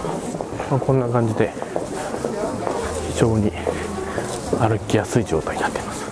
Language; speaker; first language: Japanese; native; Japanese